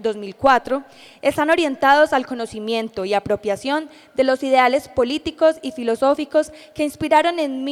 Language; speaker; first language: Spanish; native; Spanish